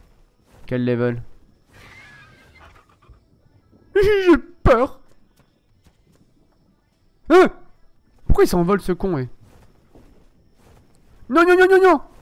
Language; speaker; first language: French; native; French